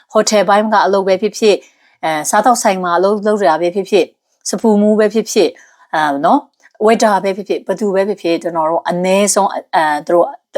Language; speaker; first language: Burmese; native; Burmese